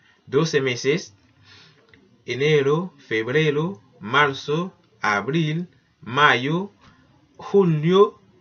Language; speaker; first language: Spanish; non-native, learner; Haitian Creole